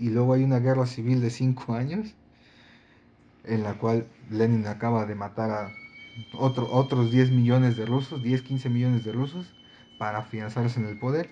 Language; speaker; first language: Spanish; native; Spanish